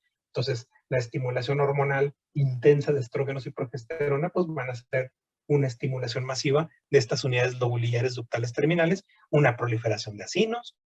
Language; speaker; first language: Spanish; native; Spanish